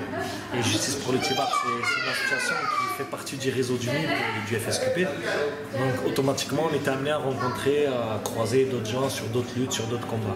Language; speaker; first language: French; native; French